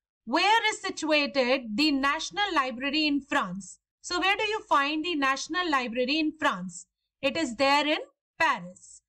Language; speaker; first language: English; non-native, local second language; Hindi